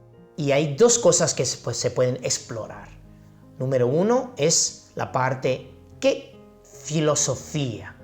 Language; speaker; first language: Spanish; non-native, fluent; Chinese